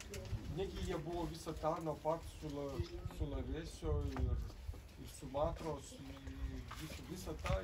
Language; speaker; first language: Lithuanian; native; Lithuanian